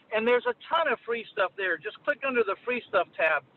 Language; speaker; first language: English; native; English